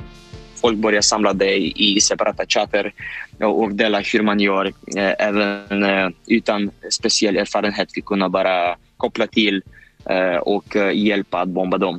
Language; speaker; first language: Swedish; non-native, fluent; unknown